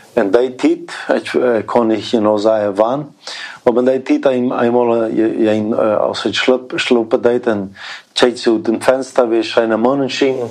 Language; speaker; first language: German; early bilingual, heritage; Plautdietsch